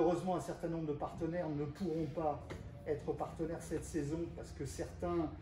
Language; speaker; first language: French; native; French